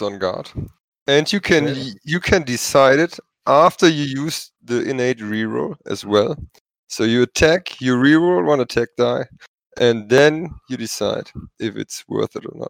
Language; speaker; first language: English; non-native, fluent; German